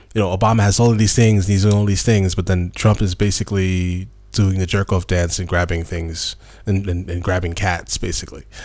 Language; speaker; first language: English; native; English